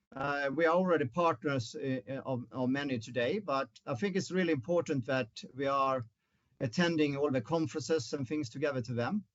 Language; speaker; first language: English; non-native, fluent; Swedish